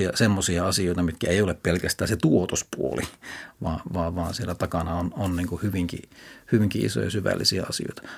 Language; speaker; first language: Finnish; native; Finnish